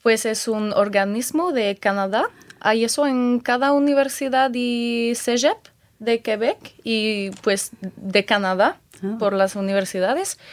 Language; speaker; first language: Spanish; non-native, fluent; French